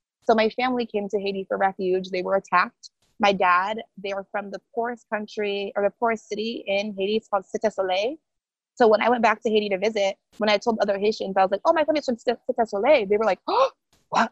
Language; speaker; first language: English; early bilingual, other home language; Haitian Creole